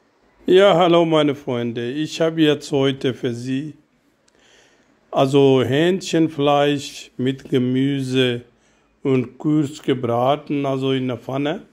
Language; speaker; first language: German; non-native, learner; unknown